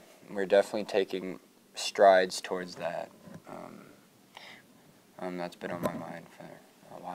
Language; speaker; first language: English; native; English